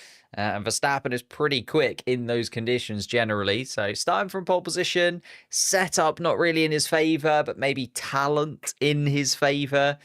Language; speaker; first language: English; native; English